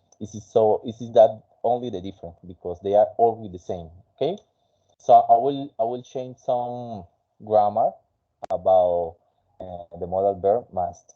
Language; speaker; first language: English; non-native, fluent; Spanish